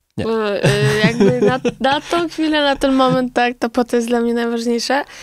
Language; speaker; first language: Polish; early bilingual, other home language; Romany